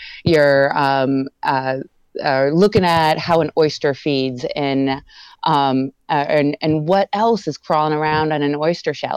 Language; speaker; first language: English; native; English